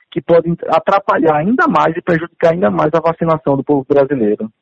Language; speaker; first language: Portuguese; native; Portuguese